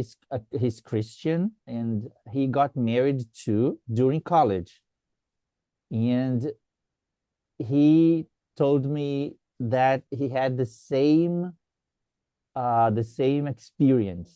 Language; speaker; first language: English; non-native, fluent; Portuguese